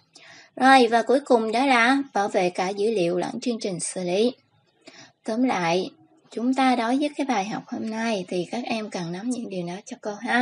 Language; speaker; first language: Vietnamese; native; Vietnamese